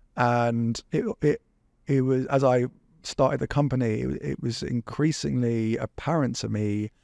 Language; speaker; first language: English; native; English